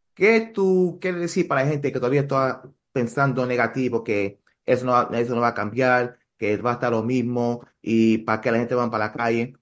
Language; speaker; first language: Spanish; early bilingual, heritage; Spanish